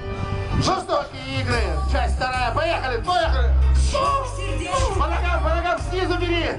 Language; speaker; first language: Russian; native; Russian